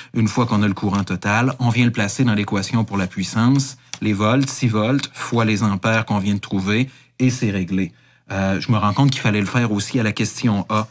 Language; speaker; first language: French; native; French